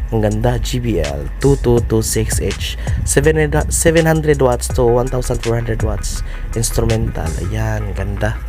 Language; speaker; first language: Filipino; non-native, local second language; Cebuano